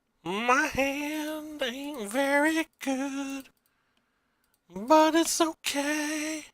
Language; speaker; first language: English; native; English